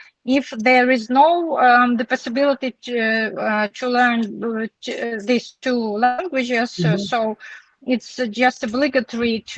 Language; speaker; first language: English; non-native, learner; Ukrainian